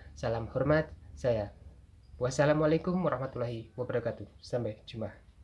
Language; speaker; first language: Indonesian; non-native, local second language; Javanese